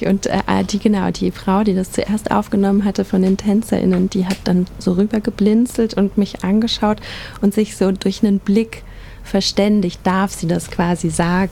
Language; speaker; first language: German; native; German